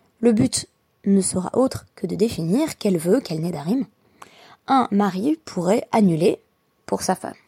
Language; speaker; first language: French; native; French